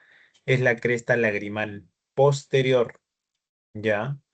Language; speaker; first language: Spanish; native; Spanish